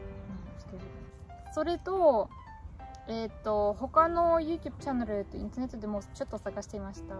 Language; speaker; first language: Japanese; non-native, learner; German